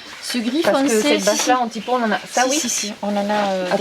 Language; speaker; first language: French; native; French